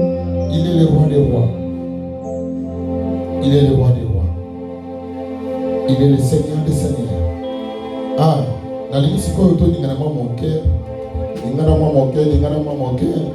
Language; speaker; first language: French; non-native, local second language; Lingala